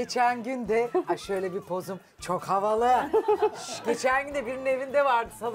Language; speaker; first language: Turkish; native; Turkish